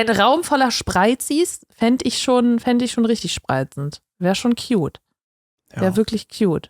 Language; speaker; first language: German; native; German